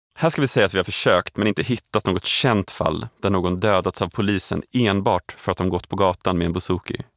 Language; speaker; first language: Swedish; native; Swedish